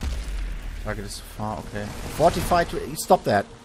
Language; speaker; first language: English; non-native, fluent; German